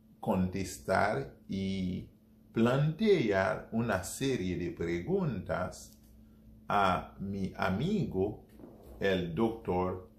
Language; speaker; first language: Spanish; non-native, fluent; Haitian Creole